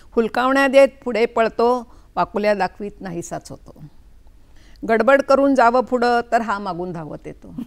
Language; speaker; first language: Marathi; non-native, local second language; Kannada